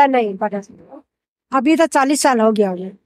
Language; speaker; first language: Hindi; non-native, local second language; Chinese